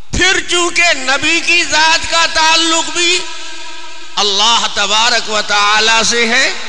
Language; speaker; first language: Urdu; native; Urdu